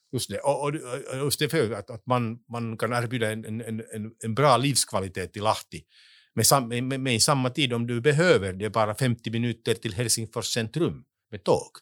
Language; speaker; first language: Swedish; non-native, local second language; Finnish